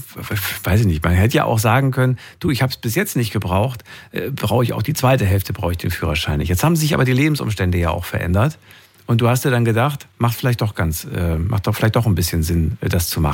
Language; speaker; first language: German; native; German